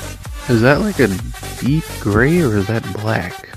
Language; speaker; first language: English; native; English